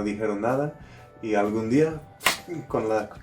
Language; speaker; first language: Spanish; non-native, learner; English